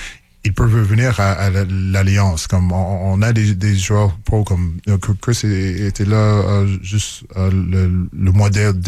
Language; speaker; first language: French; non-native, local second language; English